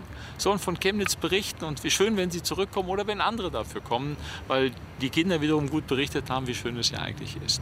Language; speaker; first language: German; native; German